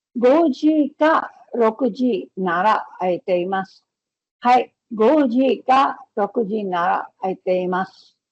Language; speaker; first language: Japanese; non-native, fluent; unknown